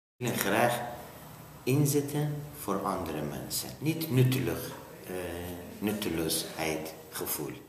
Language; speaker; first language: Dutch; non-native, learner; Persian